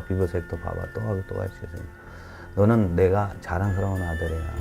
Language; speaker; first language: Korean; non-native, learner; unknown